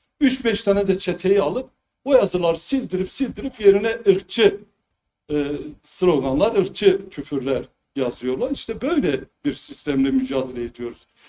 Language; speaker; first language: Turkish; non-native, local second language; Kurdish